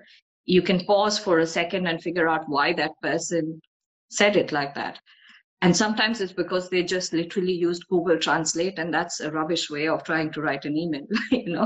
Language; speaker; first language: English; non-native, local second language; Bangla